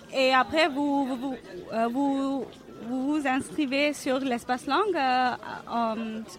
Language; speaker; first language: French; non-native, fluent; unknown